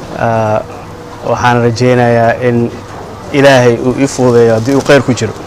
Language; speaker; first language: Somali; native; Somali